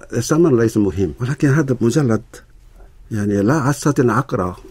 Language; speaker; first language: Arabic; non-native, learner; Korean